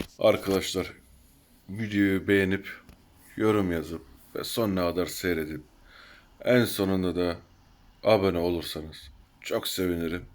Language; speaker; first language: Turkish; early bilingual, heritage; Turkish